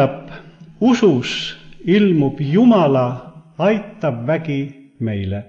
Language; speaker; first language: Estonian; native; Estonian